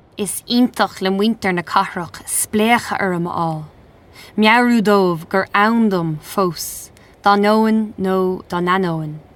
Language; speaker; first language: Irish; non-native, local second language; English